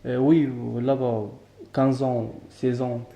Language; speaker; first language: French; non-native, learner; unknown